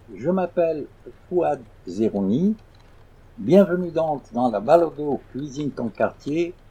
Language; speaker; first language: French; non-native, local second language; Arabic